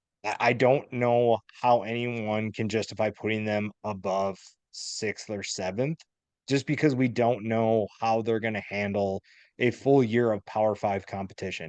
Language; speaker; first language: English; native; English